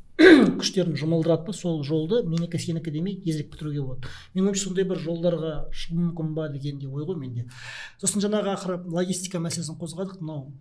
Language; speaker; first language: Kazakh; non-native, local second language; Russian